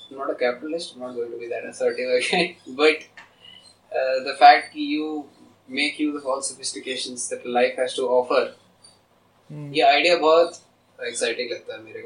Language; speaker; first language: English; non-native, local second language; Hindi